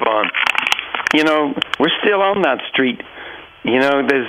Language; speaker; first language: English; native; English